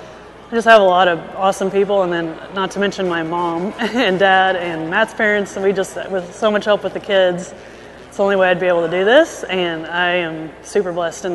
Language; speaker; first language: English; native; English